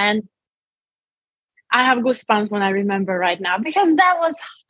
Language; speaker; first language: English; non-native, fluent; Romanian